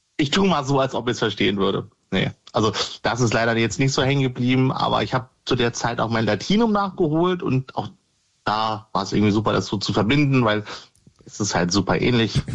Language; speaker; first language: German; native; German